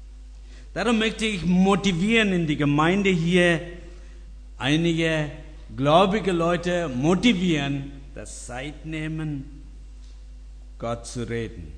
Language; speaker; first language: German; non-native, learner; Tamil